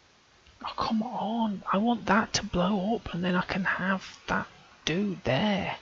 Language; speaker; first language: English; native; English